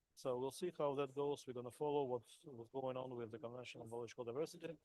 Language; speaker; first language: English; non-native, fluent; Russian